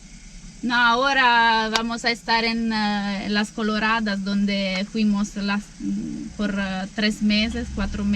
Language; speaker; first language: Spanish; non-native, learner; Italian